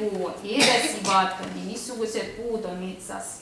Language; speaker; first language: Estonian; non-native, local second language; Russian